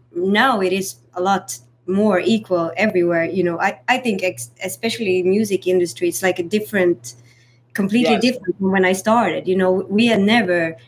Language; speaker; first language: English; non-native, fluent; Swedish